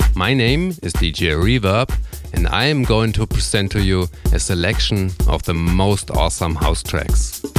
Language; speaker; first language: English; non-native, fluent; German